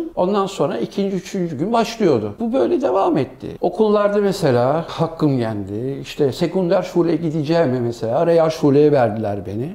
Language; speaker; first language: Turkish; early bilingual, heritage; Turkish